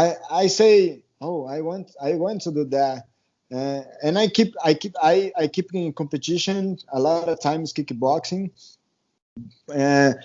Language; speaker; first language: English; non-native, learner; Portuguese